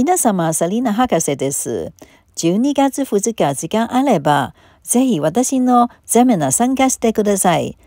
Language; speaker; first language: Japanese; non-native, learner; Cantonese